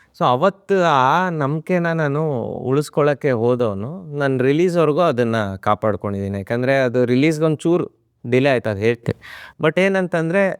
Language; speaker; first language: Kannada; native; Kannada